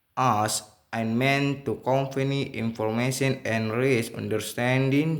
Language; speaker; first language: English; non-native, learner; Indonesian